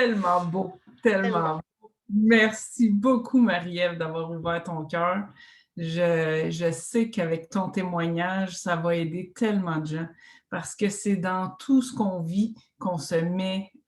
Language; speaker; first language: French; native; French